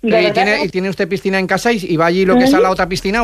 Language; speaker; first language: Spanish; native; Spanish